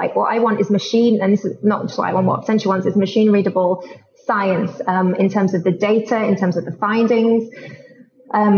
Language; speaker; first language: English; native; English